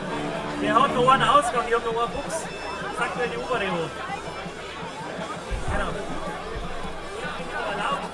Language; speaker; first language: German; native; German